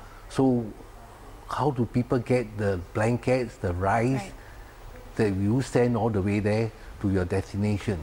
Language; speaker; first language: English; non-native, local second language; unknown